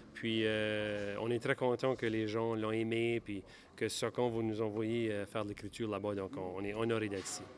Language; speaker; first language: French; native; French